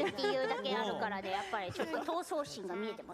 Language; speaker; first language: Japanese; native; Japanese